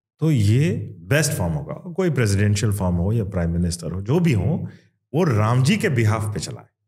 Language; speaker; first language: Hindi; non-native, local second language; Kannada